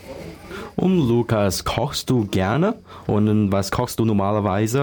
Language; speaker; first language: German; non-native, learner; Chinese